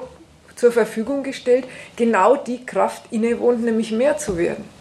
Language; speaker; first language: German; native; German